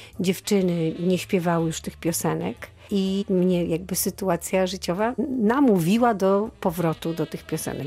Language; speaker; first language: Polish; native; Polish